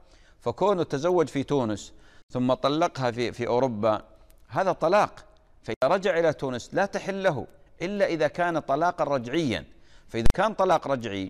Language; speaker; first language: Arabic; native; Arabic